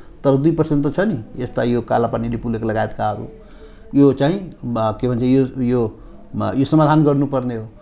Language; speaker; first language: Nepali; non-native, local second language; Maithili